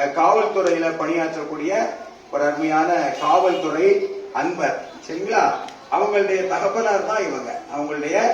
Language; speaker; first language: Tamil; native; Tamil